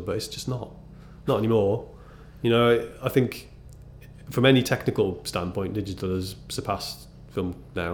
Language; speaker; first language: English; native; English